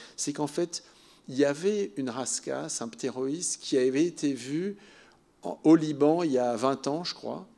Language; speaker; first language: French; native; French